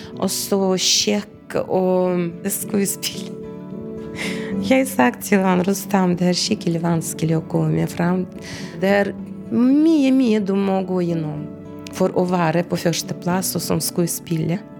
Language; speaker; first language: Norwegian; non-native, fluent; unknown